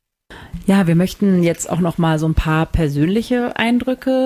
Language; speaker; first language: German; native; German